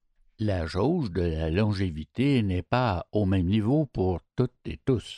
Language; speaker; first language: French; native; French